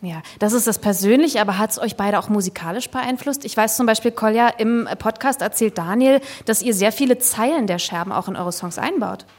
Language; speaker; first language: German; native; German